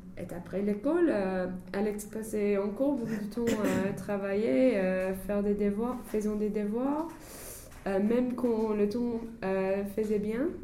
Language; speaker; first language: French; non-native, fluent; English